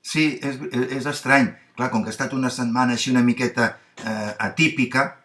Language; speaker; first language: Catalan; native; Catalan